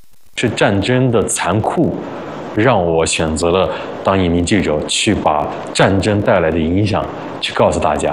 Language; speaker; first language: Chinese; early bilingual, other home language; Arabic